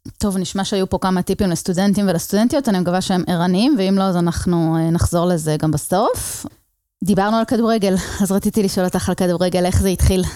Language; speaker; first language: Hebrew; native; Hebrew